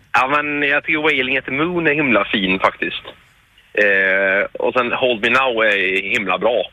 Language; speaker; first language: Swedish; native; Swedish